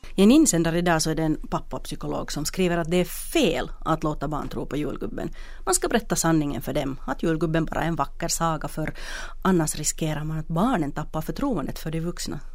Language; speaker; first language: Swedish; native; Swedish